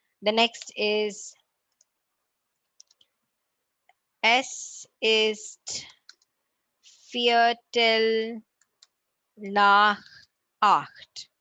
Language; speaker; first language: German; non-native, learner; Tamil